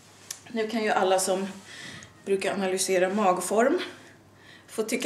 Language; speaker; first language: Swedish; native; Swedish